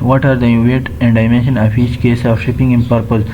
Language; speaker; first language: English; non-native, local second language; Urdu